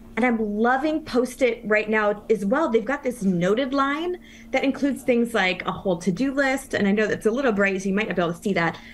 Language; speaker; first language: English; native; English